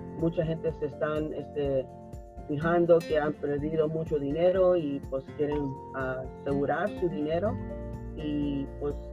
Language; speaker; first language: Spanish; early bilingual, heritage; Spanish